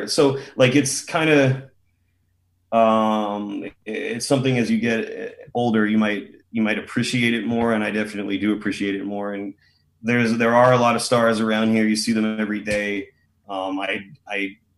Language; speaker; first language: English; native; English